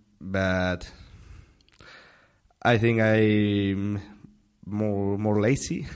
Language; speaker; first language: English; non-native, learner; Spanish